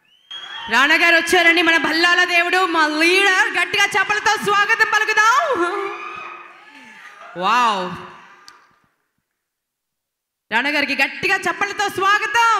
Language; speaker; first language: Telugu; native; Telugu